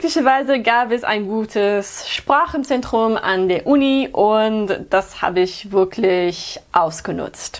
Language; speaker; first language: German; non-native, fluent; English